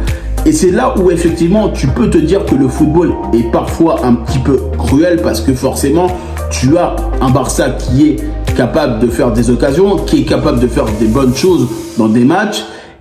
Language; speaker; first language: French; native; French